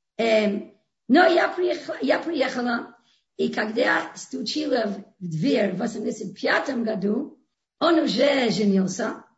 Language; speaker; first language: Russian; non-native, fluent; English